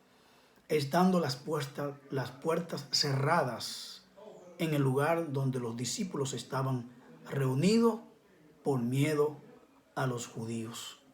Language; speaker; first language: Spanish; native; Spanish